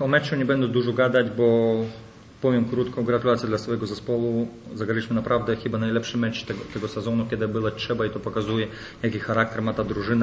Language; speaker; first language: Polish; non-native, fluent; Lithuanian